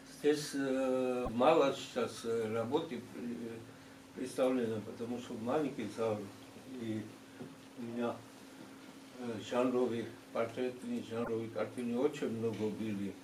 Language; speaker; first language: Russian; non-native, fluent; Georgian